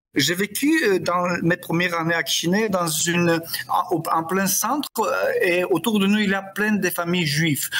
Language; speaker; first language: French; non-native, fluent; Romanian